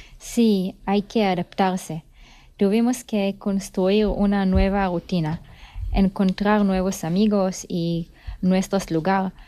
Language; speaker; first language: Spanish; non-native, fluent; Hebrew